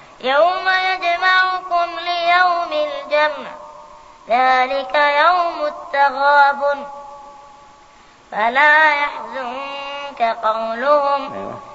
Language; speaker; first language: Arabic; native; Arabic